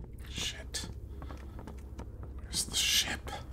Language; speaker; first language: English; native; English